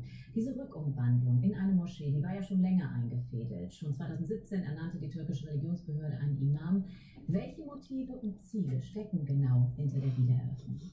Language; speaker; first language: German; native; German